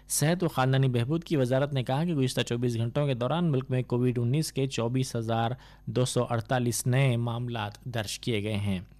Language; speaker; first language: Urdu; native; Urdu